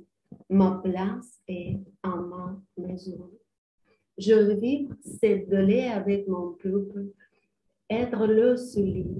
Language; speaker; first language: French; non-native, learner; Ukrainian